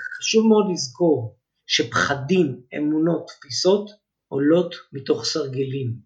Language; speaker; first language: Hebrew; native; Hebrew